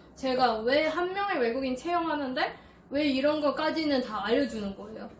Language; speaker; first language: Korean; non-native, fluent; Chinese